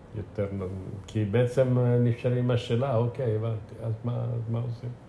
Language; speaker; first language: Hebrew; non-native, fluent; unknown